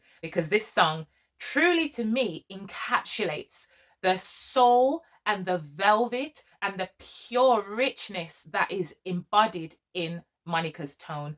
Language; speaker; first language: English; native; English